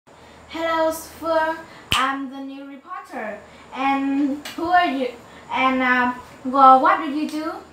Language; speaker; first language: English; non-native, learner; Vietnamese